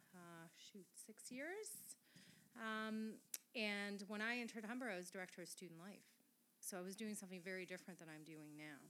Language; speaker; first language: English; non-native, fluent; French